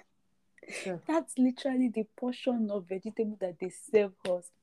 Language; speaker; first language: English; non-native, local second language; Yoruba